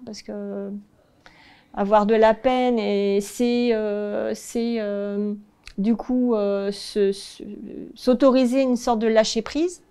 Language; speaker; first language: French; native; French